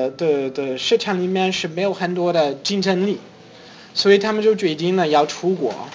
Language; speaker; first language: Chinese; non-native, fluent; English